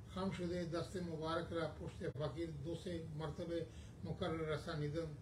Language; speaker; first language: Persian; non-native, fluent; Hindi